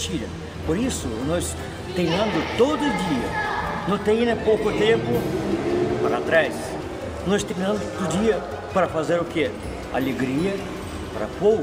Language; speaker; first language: Portuguese; non-native, learner; Russian